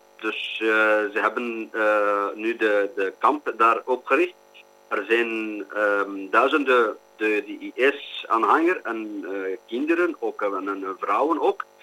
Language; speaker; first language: Dutch; non-native, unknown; Kurdish